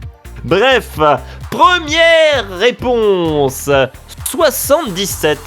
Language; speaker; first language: French; native; French